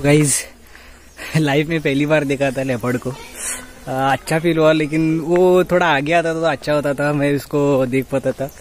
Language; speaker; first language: Hindi; non-native, local second language; Marathi